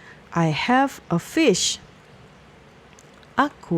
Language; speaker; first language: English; non-native, fluent; Indonesian